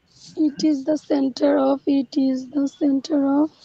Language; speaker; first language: English; non-native, learner; Bangla